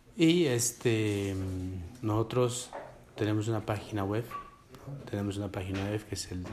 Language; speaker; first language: Spanish; non-native, local second language; Quechua